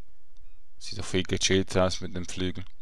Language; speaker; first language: German; native; German